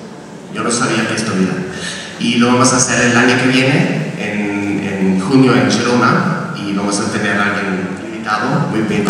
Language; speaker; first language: Spanish; non-native, fluent; German